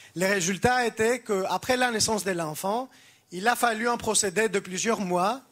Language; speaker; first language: French; non-native, fluent; Greek